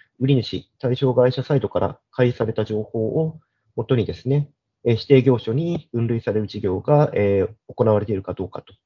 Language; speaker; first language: Japanese; native; Japanese